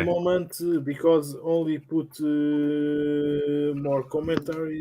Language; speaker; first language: English; non-native, learner; Portuguese